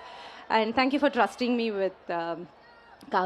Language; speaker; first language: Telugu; non-native, learner; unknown